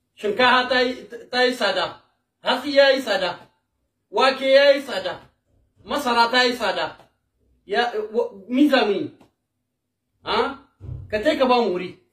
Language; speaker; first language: Hausa; native; Hausa